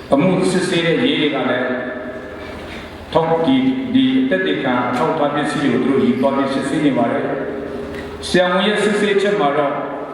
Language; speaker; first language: Burmese; non-native, local second language; Kachin